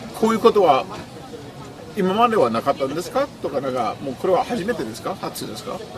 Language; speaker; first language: Japanese; non-native, fluent; English